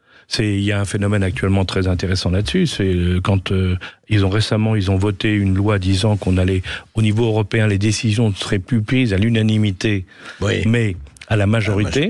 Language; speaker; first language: French; native; French